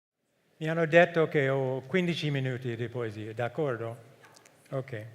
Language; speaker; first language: Italian; non-native, fluent; English